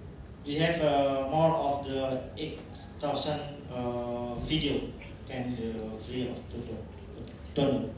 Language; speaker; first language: English; non-native, learner; Indonesian